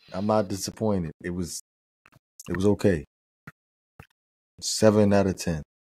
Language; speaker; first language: English; native; English